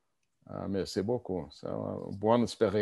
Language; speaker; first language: French; non-native, learner; Portuguese